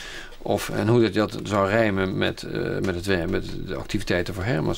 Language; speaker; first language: Dutch; native; Dutch